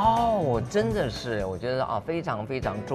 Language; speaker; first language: Chinese; native; Chinese